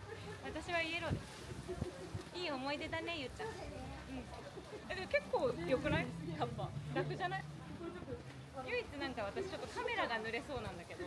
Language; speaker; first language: Japanese; native; Japanese